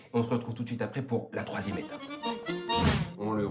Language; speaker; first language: French; native; French